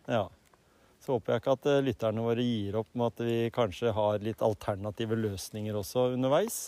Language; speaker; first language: Norwegian; native; Norwegian